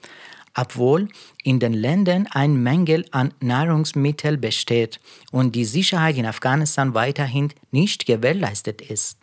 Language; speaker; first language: German; non-native, fluent; Persian